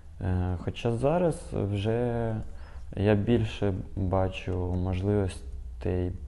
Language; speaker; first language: Ukrainian; non-native, local second language; Russian